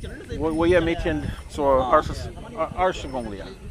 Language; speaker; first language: Chinese; non-native, learner; English